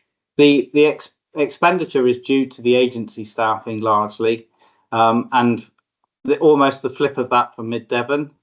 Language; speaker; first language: English; native; English